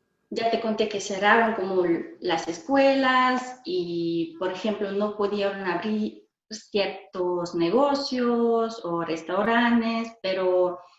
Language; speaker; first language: Spanish; non-native, fluent; German